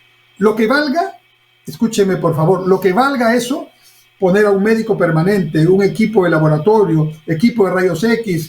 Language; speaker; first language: Spanish; native; Spanish